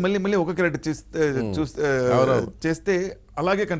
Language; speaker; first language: Telugu; non-native, local second language; Tamil